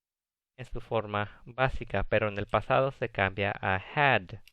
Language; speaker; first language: Spanish; early bilingual, other home language; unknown